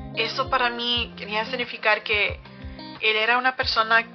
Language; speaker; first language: Spanish; early bilingual, other home language; English